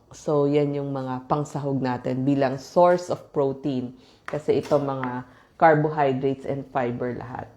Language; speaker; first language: Filipino; native; Filipino